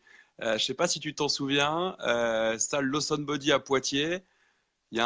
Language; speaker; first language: French; native; French